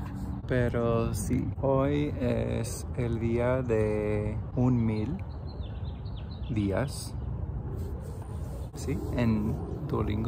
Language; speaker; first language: Spanish; non-native, learner; English